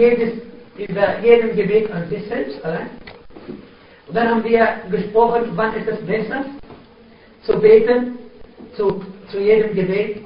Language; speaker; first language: German; non-native, fluent; Arabic